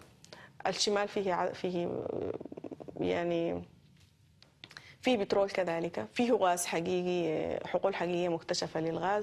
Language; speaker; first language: Arabic; native; Arabic